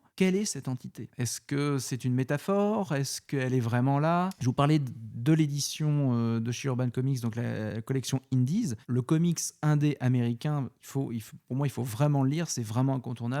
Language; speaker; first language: French; native; French